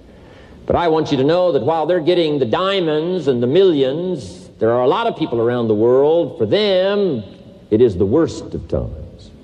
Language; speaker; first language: English; native; English